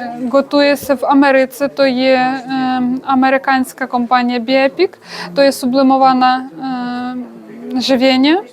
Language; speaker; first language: Polish; non-native, learner; Ukrainian